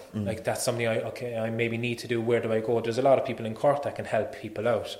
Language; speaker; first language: English; native; English